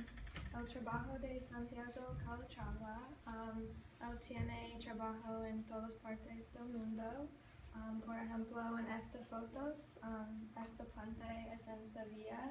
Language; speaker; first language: Spanish; non-native, learner; English